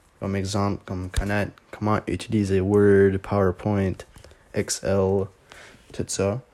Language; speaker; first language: French; non-native, local second language; English